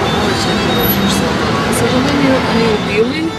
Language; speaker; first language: Russian; non-native, fluent; English